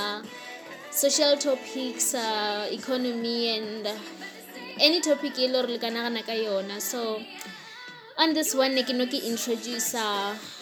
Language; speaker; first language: English; non-native, local second language; Northern Sotho